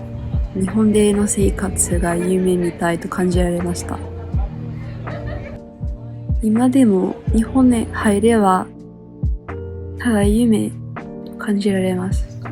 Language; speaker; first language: Japanese; non-native, learner; English